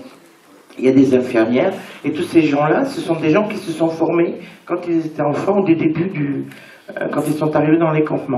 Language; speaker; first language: French; native; French